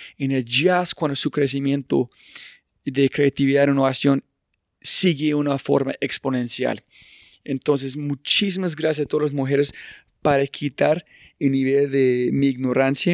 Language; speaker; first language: Spanish; non-native, fluent; English